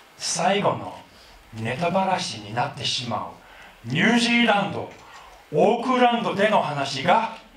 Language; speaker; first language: Japanese; non-native, fluent; English